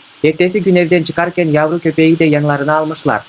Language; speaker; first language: Turkish; non-native, fluent; Kyrgyz